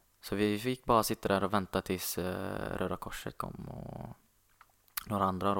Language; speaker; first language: Swedish; non-native, fluent; Arabic